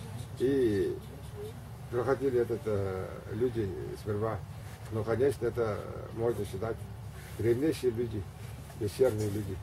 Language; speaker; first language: Russian; non-native, local second language; Tuvinian